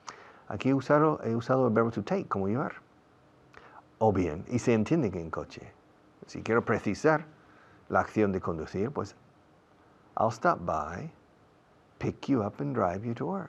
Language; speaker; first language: Spanish; non-native, fluent; English